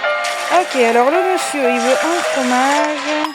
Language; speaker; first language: French; native; French